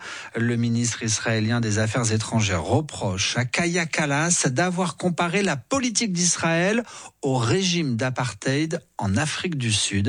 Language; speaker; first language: French; native; French